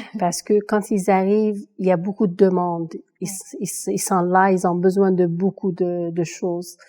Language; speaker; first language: French; non-native, local second language; Kabyle